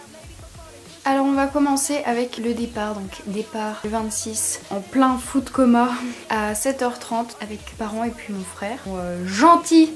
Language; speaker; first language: French; native; French